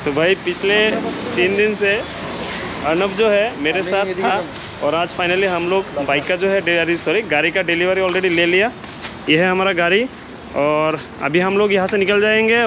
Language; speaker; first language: Hindi; non-native, local second language; Bangla